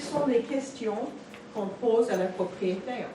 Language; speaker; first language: French; non-native, fluent; English